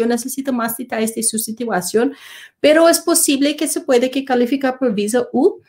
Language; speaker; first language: Spanish; non-native, learner; English